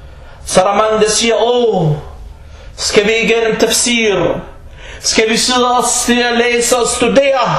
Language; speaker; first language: Danish; early bilingual, other home language; Arabic